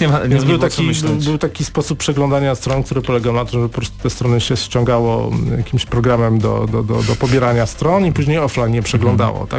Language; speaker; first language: Polish; native; Polish